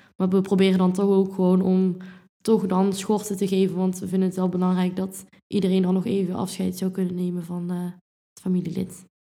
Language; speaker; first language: Dutch; native; Dutch